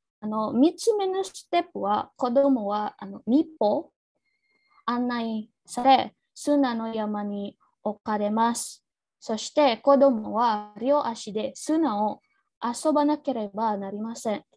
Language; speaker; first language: Japanese; non-native, learner; Indonesian